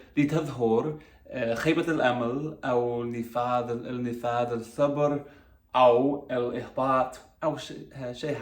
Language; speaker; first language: Arabic; non-native, fluent; English